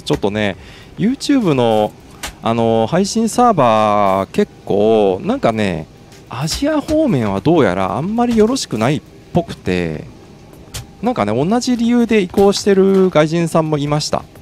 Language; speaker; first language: Japanese; native; Japanese